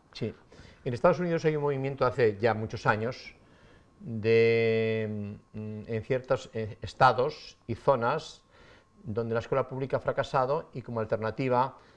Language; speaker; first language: Spanish; native; Spanish